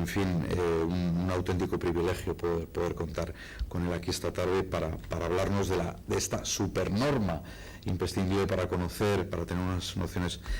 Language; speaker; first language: Spanish; native; Spanish